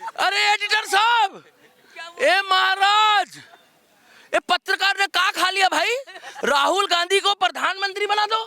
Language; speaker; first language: Hindi; native; Hindi